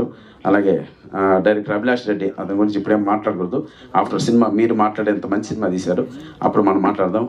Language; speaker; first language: Telugu; native; Telugu